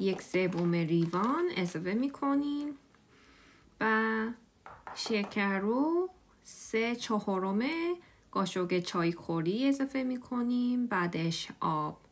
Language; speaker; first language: Persian; non-native, learner; Korean